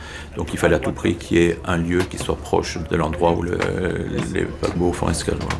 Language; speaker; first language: French; native; French